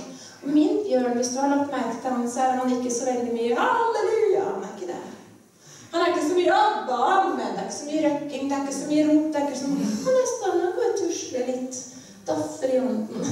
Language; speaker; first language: Norwegian; native; Norwegian